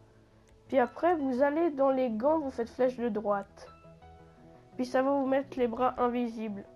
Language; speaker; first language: French; native; French